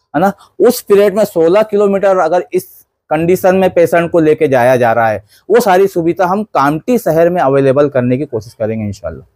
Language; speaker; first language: Hindi; native; Hindi